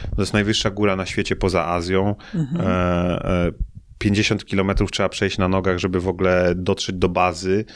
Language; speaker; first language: Polish; native; Polish